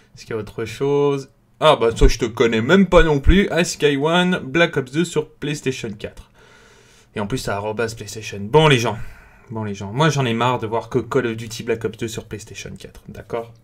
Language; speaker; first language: French; native; French